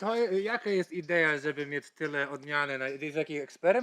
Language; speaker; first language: Polish; non-native, learner; English